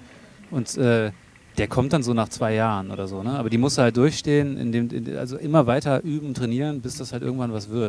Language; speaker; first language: German; native; German